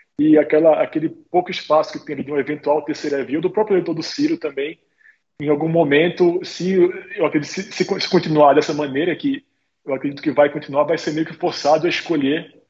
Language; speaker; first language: Portuguese; native; Portuguese